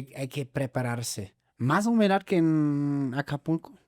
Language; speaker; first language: Spanish; non-native, fluent; German